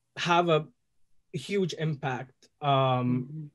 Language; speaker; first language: English; non-native, fluent; Spanish